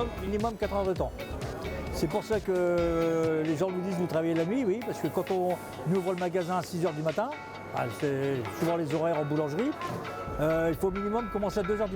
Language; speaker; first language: French; native; French